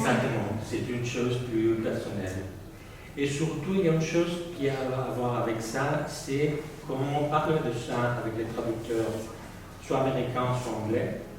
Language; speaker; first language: French; non-native, fluent; Spanish